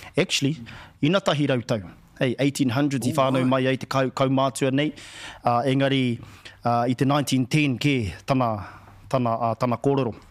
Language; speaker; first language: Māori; non-native, local second language; English